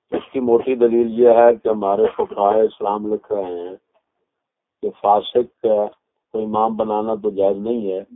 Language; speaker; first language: Urdu; non-native, local second language; Punjabi